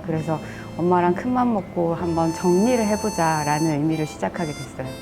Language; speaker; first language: Korean; native; Korean